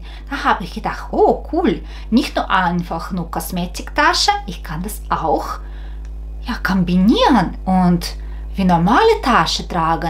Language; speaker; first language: German; non-native, fluent; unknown